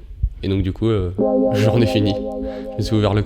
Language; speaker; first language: French; native; French